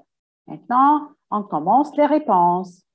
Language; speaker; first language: French; non-native, fluent; Arabic